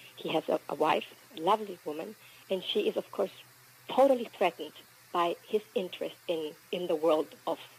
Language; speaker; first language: English; early bilingual, other home language; Spanish